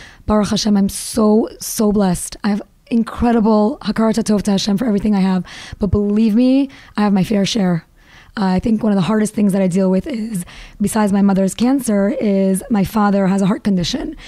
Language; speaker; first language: English; native; English